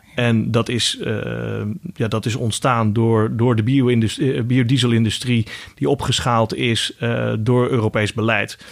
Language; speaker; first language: Dutch; native; Dutch